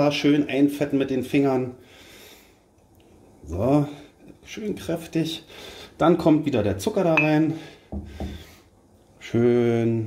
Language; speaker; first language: German; native; German